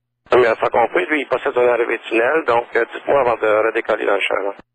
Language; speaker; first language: French; native; French